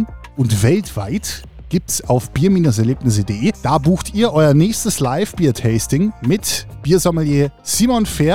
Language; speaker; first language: German; native; German